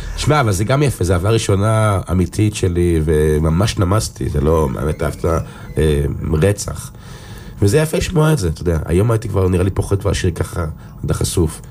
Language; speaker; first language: Hebrew; native; Hebrew